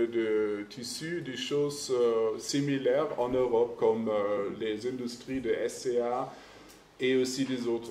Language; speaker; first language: French; non-native, fluent; German